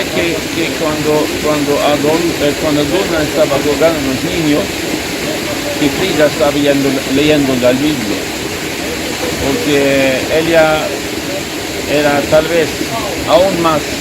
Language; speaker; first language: Spanish; non-native, fluent; Swedish